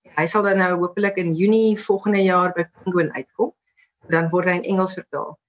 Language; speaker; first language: Afrikaans; native; Afrikaans